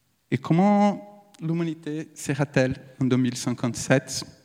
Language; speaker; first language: French; non-native, fluent; Portuguese